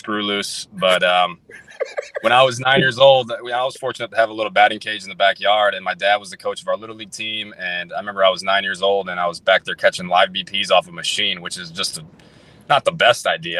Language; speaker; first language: English; native; English